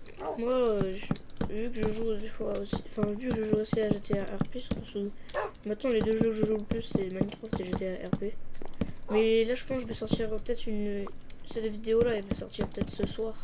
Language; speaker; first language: French; native; French